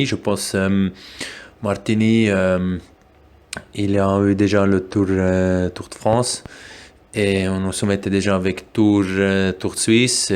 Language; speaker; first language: French; non-native, local second language; German